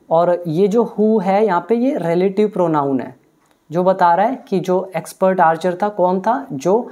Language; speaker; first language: Hindi; native; Hindi